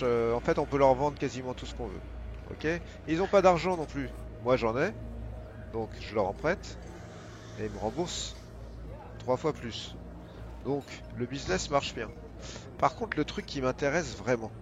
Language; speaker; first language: French; native; French